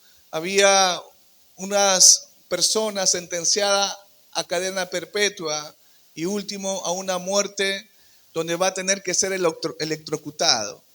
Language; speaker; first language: Spanish; native; Spanish